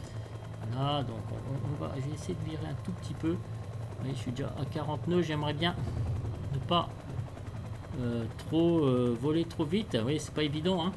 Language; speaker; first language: French; native; French